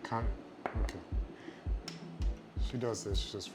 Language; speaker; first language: English; native; English